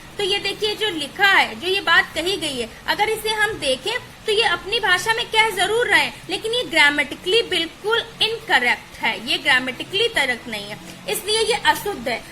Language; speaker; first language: Hindi; native; Hindi